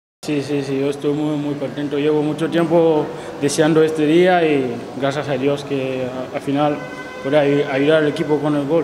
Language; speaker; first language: Spanish; non-native, fluent; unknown